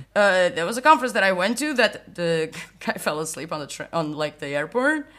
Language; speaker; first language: English; non-native, fluent; Portuguese